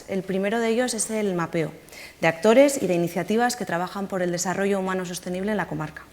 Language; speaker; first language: Spanish; native; Spanish